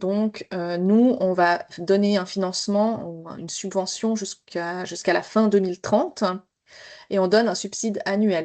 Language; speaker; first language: French; native; French